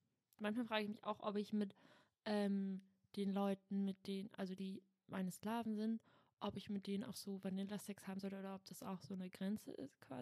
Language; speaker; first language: German; native; German